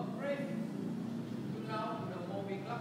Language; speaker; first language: English; non-native, learner; Vietnamese